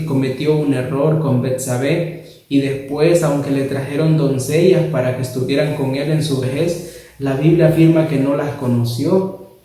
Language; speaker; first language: Spanish; native; Spanish